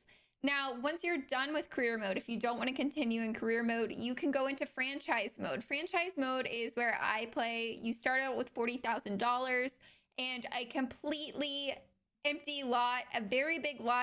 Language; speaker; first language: English; native; English